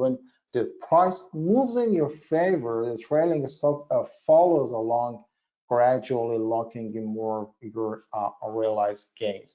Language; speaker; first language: English; non-native, fluent; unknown